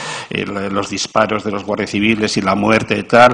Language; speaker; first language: Spanish; native; Spanish